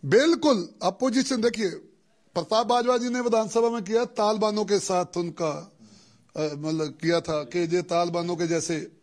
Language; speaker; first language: Hindi; non-native, local second language; Punjabi